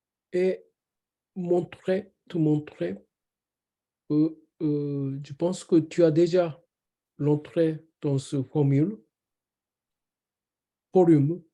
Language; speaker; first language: French; non-native, learner; Japanese